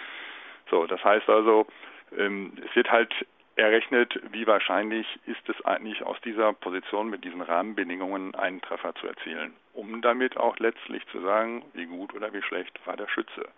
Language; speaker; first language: German; native; German